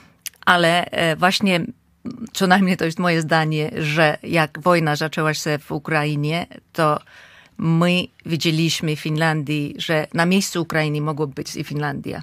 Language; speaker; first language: Polish; non-native, fluent; Finnish